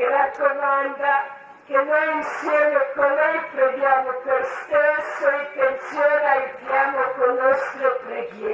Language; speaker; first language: Italian; non-native, learner; Croatian